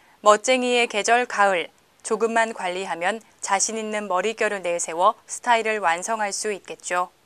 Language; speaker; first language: Korean; native; Korean